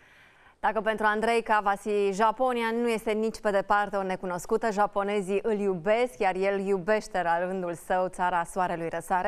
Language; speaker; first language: Romanian; native; Romanian